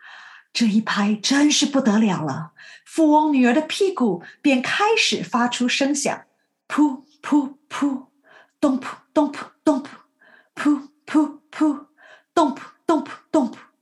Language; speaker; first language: Chinese; native; Chinese